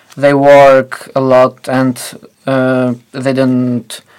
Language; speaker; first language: English; non-native, fluent; Albanian